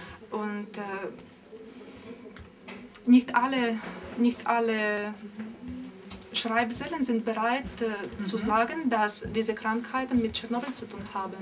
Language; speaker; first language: German; non-native, fluent; Russian